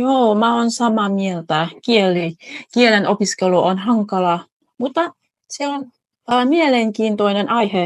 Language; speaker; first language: Finnish; non-native, fluent; Vietnamese